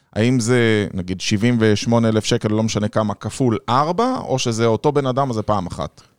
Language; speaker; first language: Hebrew; native; Hebrew